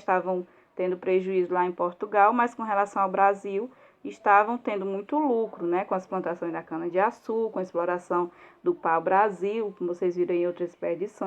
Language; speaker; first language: Portuguese; native; Portuguese